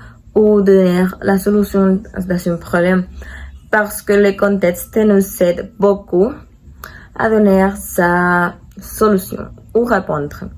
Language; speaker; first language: French; non-native, learner; Spanish